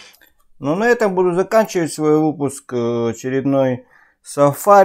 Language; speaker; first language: Russian; native; Russian